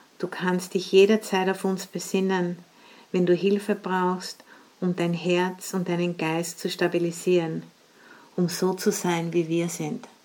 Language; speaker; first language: German; native; German